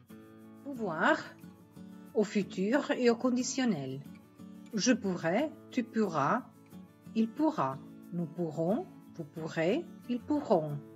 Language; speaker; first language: French; non-native, fluent; Italian